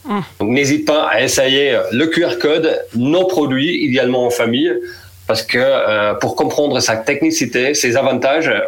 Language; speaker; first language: French; non-native, fluent; Dutch